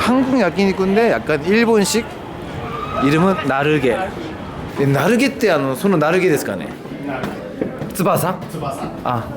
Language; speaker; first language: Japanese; non-native, fluent; Korean